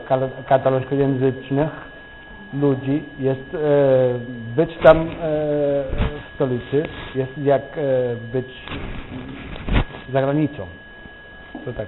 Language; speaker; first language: Polish; non-native, fluent; Catalan